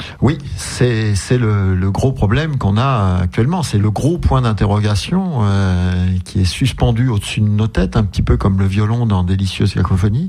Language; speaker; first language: French; native; French